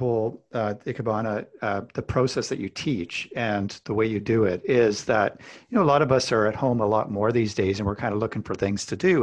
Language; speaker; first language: English; native; English